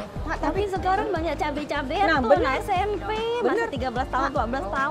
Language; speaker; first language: Indonesian; native; Indonesian